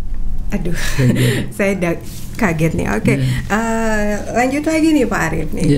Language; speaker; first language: Indonesian; native; Indonesian